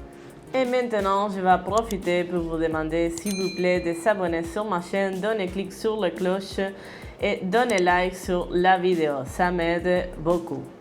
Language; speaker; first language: French; non-native, fluent; Spanish